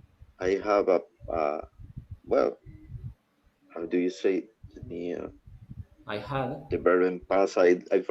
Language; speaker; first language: English; non-native, learner; Spanish